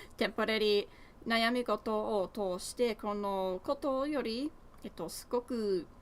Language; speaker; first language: Japanese; non-native, learner; English